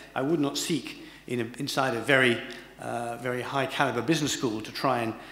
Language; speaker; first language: English; native; English